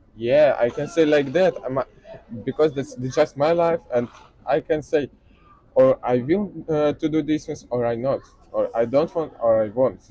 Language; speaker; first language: English; non-native, learner; Russian